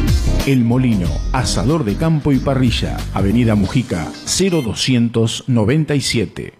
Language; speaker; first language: Spanish; native; Spanish